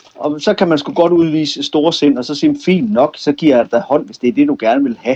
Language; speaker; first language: Danish; native; Danish